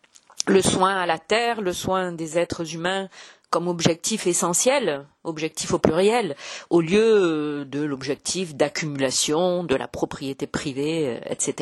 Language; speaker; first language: French; native; French